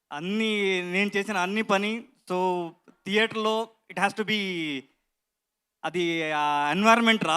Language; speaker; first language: Telugu; non-native, learner; Kannada